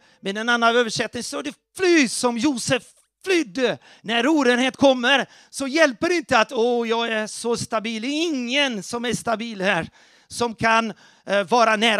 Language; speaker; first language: Swedish; non-native, fluent; Portuguese